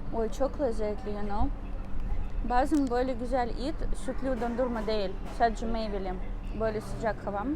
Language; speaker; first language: Turkish; non-native, learner; Russian